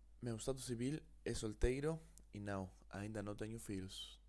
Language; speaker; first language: Portuguese; non-native, learner; Spanish